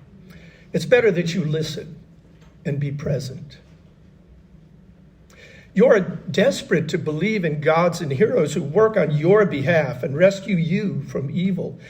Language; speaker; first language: English; native; English